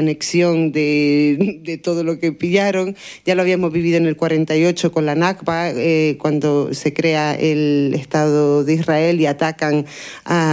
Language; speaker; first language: Spanish; native; Spanish